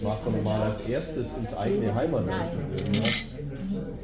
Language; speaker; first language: German; native; German